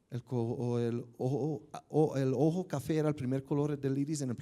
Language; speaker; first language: Spanish; native; Spanish